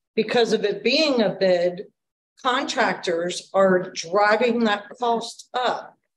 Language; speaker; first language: English; native; English